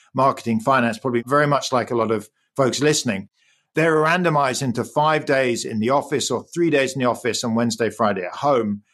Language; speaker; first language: English; native; English